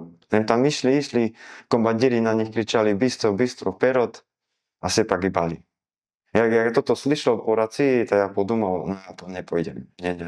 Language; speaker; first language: Russian; non-native, learner; Slovak